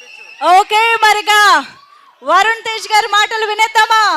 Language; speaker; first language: Telugu; native; Telugu